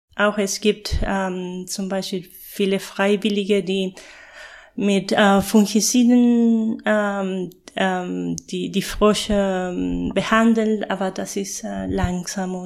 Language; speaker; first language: German; non-native, fluent; Spanish